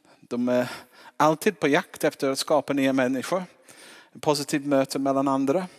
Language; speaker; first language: Swedish; non-native, fluent; English